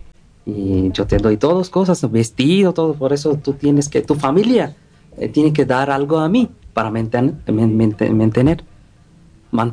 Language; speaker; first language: Spanish; non-native, learner; Bangla